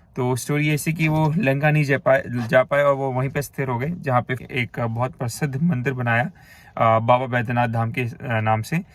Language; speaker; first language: Hindi; native; Hindi